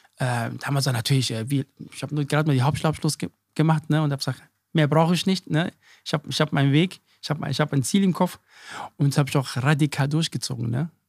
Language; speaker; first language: German; early bilingual, other home language; Akan